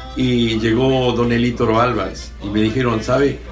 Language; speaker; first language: Spanish; native; Spanish